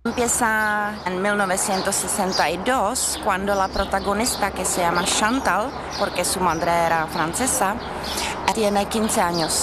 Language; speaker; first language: Spanish; non-native, fluent; Czech